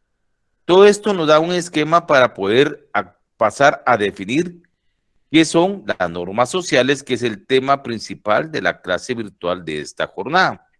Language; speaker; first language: Spanish; native; Spanish